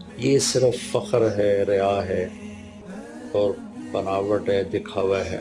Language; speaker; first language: Urdu; non-native, local second language; Punjabi